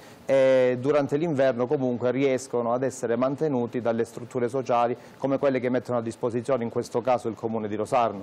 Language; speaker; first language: Italian; native; Italian